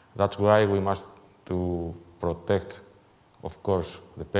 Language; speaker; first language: English; non-native, fluent; Greek